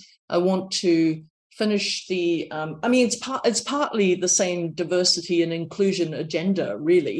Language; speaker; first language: English; native; English